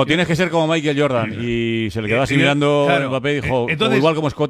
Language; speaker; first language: Spanish; native; Spanish